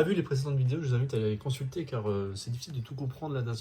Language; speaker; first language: French; native; French